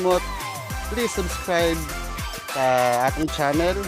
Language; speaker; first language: Cebuano; non-native, local second language; Filipino